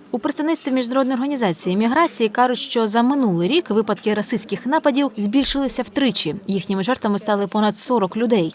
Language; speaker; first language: Ukrainian; native; Ukrainian